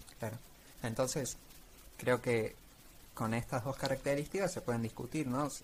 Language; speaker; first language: Spanish; native; Spanish